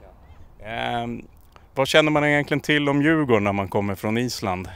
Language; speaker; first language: Swedish; native; Swedish